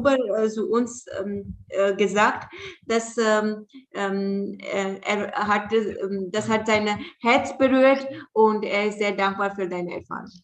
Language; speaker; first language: German; non-native, fluent; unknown